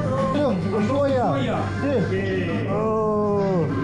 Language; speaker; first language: Spanish; non-native, learner; Mongolian